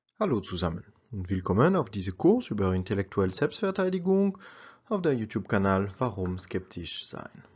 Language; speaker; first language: German; non-native, learner; French